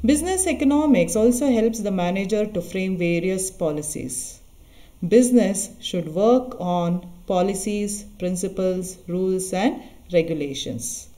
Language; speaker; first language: English; non-native, local second language; Kannada